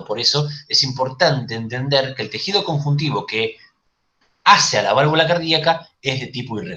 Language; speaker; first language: Spanish; native; Spanish